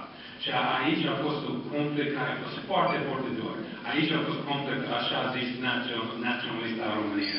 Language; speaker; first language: Romanian; non-native, fluent; English